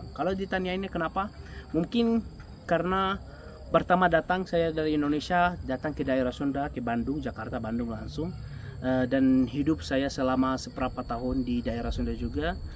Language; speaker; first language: Indonesian; non-native, fluent; Arabic